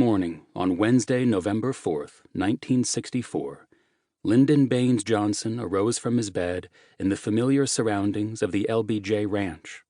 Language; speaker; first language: English; native; English